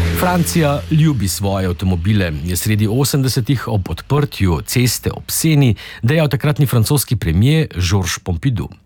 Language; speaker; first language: Slovenian; native; Slovenian